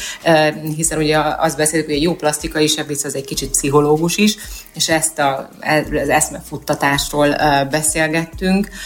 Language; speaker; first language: Hungarian; native; Hungarian